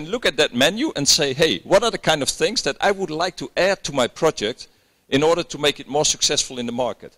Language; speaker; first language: English; non-native, fluent; Dutch